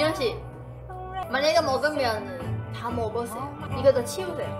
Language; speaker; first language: Korean; non-native, fluent; Chinese